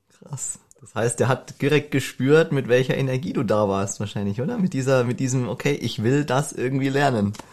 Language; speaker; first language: German; native; German